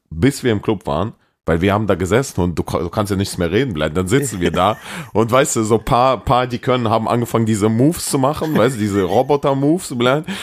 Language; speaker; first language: German; early bilingual, other home language; Russian